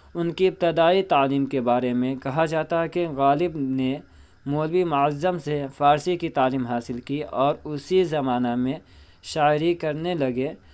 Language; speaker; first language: Urdu; native; Urdu